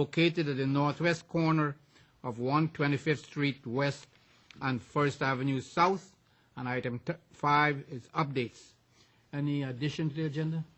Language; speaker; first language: English; native; English